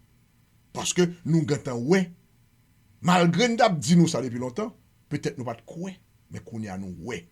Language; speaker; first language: Haitian Creole; native; Haitian Creole